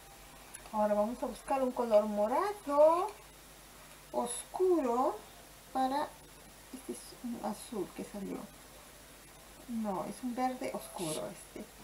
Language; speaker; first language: Spanish; native; Spanish